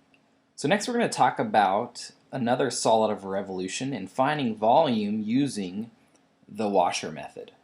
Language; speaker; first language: English; native; English